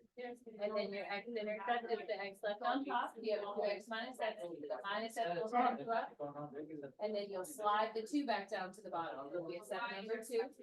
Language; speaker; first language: English; native; English